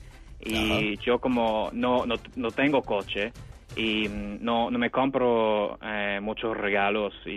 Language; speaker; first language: Spanish; non-native, fluent; English